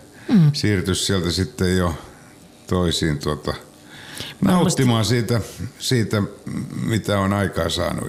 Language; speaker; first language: Finnish; native; Finnish